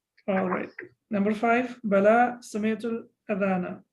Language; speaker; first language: Arabic; non-native, fluent; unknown